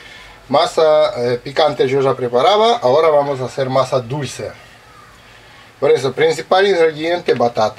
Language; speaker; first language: Spanish; non-native, fluent; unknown